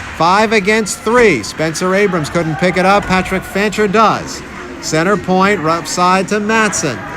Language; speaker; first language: English; native; English